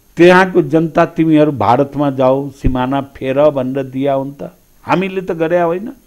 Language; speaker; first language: Nepali; non-native, local second language; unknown